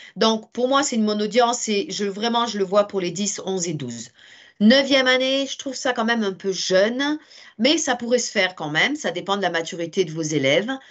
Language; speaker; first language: French; native; French